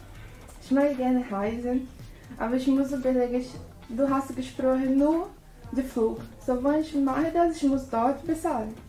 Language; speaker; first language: German; non-native, learner; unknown